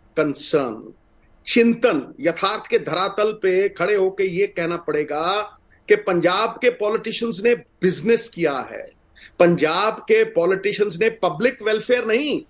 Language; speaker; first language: Hindi; non-native, local second language; Punjabi